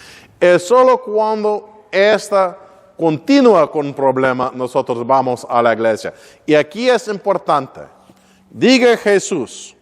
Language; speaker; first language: Spanish; non-native, learner; English